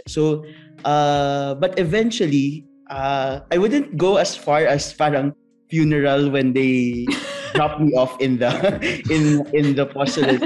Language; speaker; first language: English; non-native, local second language; Filipino